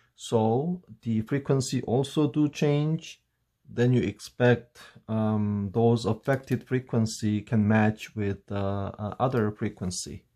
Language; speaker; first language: English; non-native, fluent; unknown